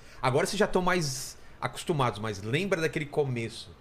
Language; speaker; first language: Portuguese; native; Portuguese